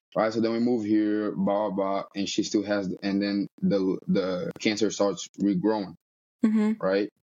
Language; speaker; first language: English; early bilingual, other home language; Portuguese